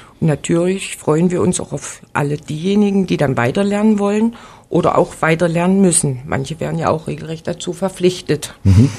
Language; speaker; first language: German; native; German